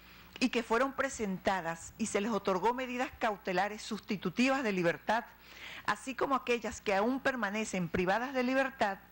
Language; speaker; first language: Spanish; native; Spanish